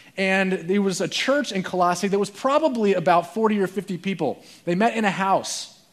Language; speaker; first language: English; native; English